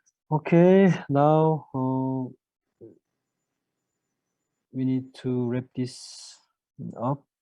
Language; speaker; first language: English; non-native, learner; Korean